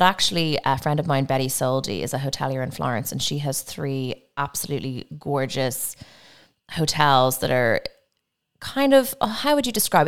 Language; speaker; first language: English; native; English